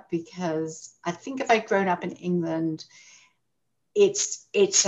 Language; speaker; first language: English; native; English